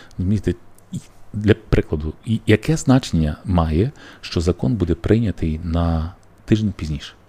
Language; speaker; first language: Ukrainian; native; Ukrainian